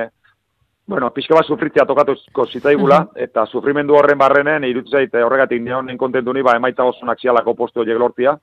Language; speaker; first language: Basque; native; Basque